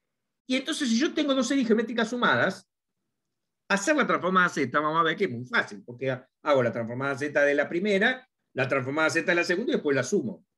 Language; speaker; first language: Spanish; native; Spanish